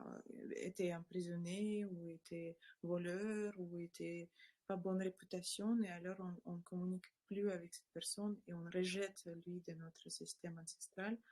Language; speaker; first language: French; non-native, learner; Russian